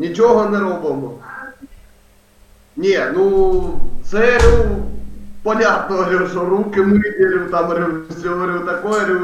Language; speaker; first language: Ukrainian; non-native, local second language; Russian